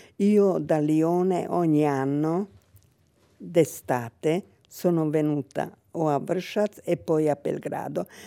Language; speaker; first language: Italian; non-native, fluent; Hungarian